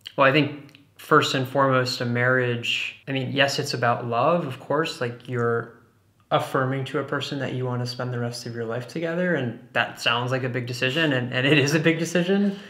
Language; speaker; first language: English; native; English